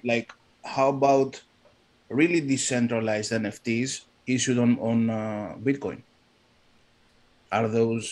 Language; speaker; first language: English; non-native, fluent; Greek